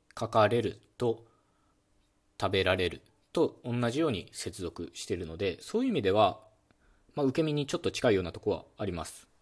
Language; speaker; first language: Japanese; native; Japanese